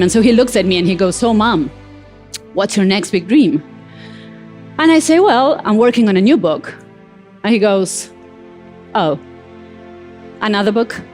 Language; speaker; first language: English; non-native, fluent; Spanish